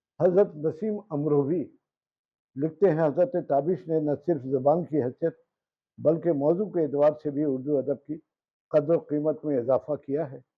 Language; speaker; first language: Urdu; native; Urdu